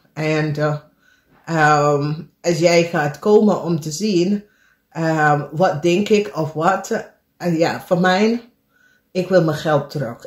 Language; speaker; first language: Dutch; non-native, learner; English